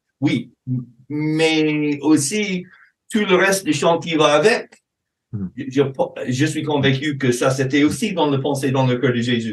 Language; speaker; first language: French; non-native, fluent; English